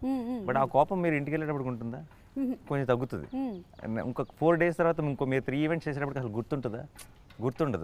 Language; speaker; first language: Telugu; native; Telugu